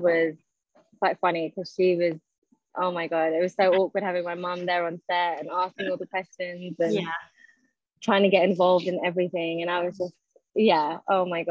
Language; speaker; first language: English; native; English